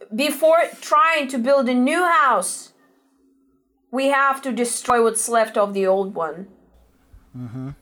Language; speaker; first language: English; non-native, fluent; Russian